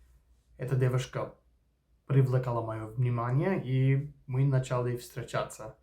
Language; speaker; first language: Russian; non-native, fluent; English